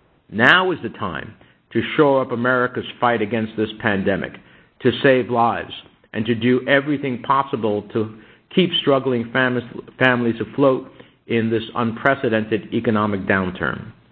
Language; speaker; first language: English; early bilingual, other home language; Spanish